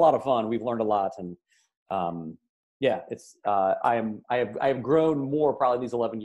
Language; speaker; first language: English; native; English